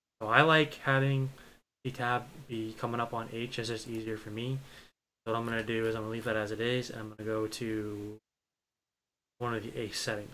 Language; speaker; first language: English; native; English